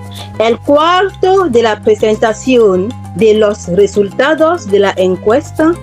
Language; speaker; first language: Spanish; non-native, fluent; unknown